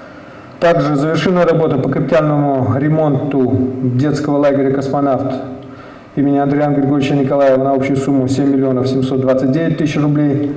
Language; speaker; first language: Russian; native; Russian